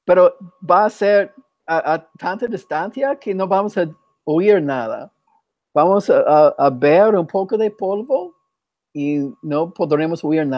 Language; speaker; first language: Spanish; non-native, fluent; English